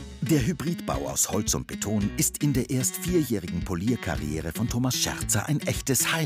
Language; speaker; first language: German; native; German